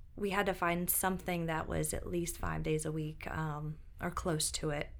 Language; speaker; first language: English; native; English